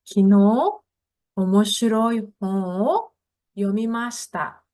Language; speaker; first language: Japanese; non-native, fluent; Mongolian